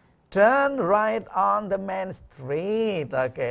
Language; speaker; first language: English; non-native, fluent; Indonesian